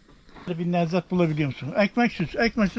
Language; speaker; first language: Turkish; native; Turkish